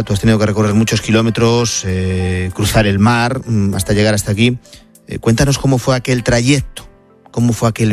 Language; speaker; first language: Spanish; native; Spanish